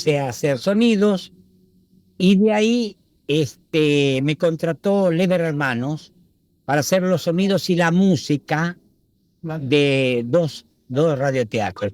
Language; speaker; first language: Spanish; early bilingual, other home language; Italian